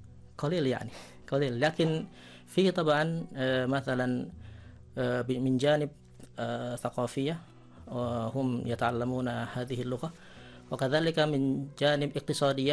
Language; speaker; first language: Arabic; non-native, fluent; Indonesian